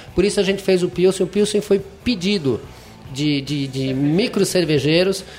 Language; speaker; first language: Portuguese; non-native, fluent; French